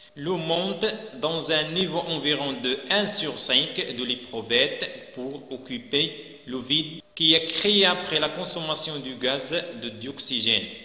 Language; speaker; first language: French; non-native, local second language; Arabic